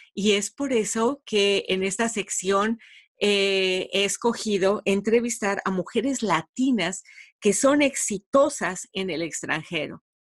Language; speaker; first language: Spanish; native; Spanish